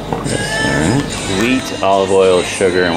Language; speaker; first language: English; native; English